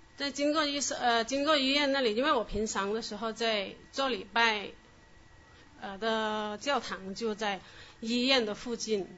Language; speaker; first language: Chinese; non-native, local second language; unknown